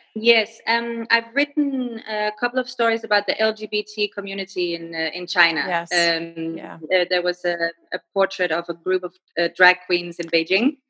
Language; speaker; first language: English; non-native, fluent; Danish